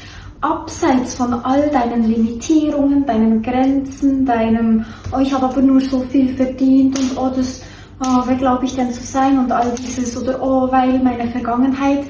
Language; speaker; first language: German; native; German